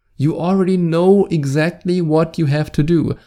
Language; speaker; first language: English; non-native, fluent; German